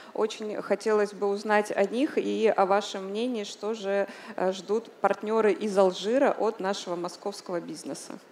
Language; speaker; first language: Russian; native; Russian